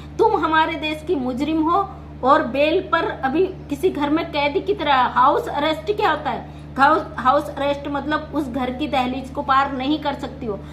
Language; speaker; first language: Hindi; native; Hindi